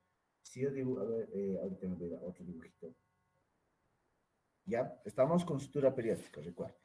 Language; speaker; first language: Spanish; native; Spanish